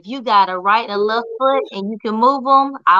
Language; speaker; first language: English; native; English